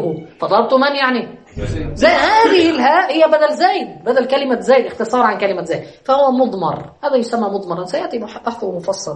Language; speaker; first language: Arabic; native; Arabic